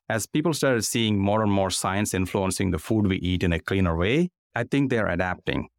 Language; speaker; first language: English; non-native, local second language; Telugu